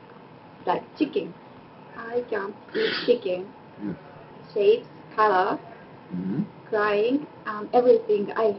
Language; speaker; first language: English; non-native, learner; Japanese